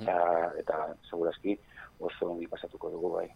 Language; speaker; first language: Basque; non-native, local second language; Spanish